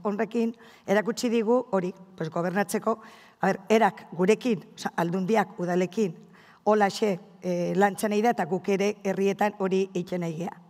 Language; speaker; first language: Basque; native; Basque